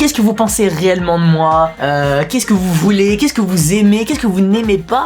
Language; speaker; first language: French; native; French